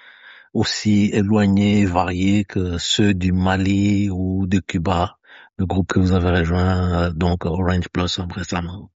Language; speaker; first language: French; native; French